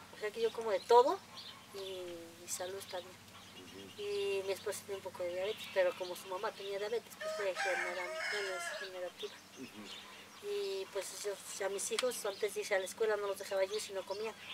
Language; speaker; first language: Spanish; native; Spanish